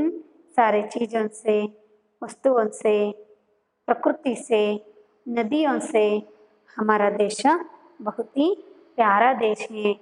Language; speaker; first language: Hindi; non-native, local second language; Kannada